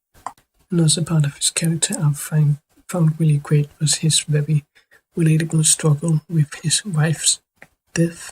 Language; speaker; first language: English; non-native, fluent; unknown